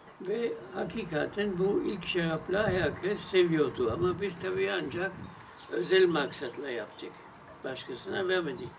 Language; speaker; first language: Turkish; non-native, fluent; German